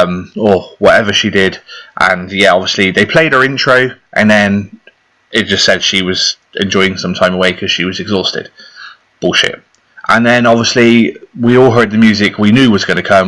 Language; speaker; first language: English; native; English